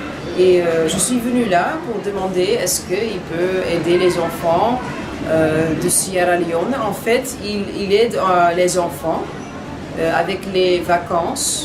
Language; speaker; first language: French; non-native, learner; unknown